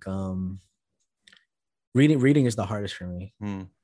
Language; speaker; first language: English; early bilingual, other home language; Spanish